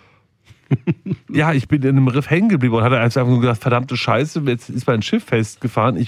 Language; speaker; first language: German; native; German